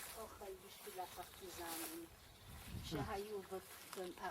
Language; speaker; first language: Hebrew; non-native, fluent; French